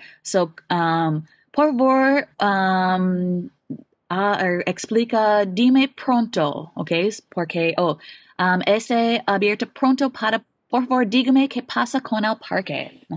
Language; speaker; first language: Spanish; non-native, learner; English